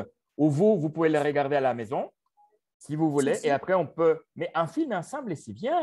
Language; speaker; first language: French; non-native, fluent; Spanish